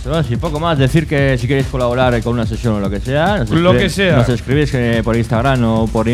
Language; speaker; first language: Spanish; non-native, local second language; Basque